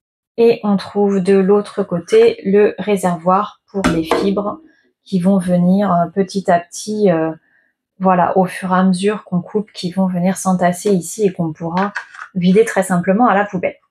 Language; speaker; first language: French; native; French